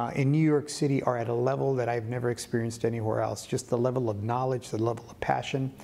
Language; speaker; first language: English; early bilingual, other home language; Spanish